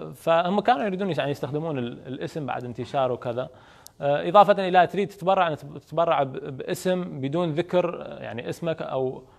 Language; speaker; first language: Arabic; native; Arabic